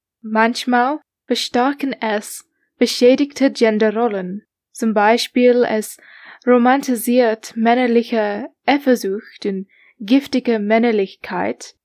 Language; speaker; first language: German; non-native, learner; English